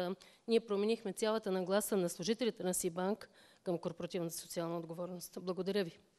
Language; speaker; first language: Bulgarian; native; Bulgarian